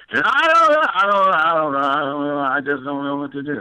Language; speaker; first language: English; native; English